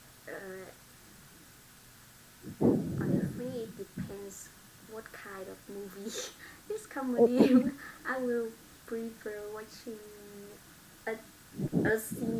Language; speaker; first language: English; non-native, learner; Vietnamese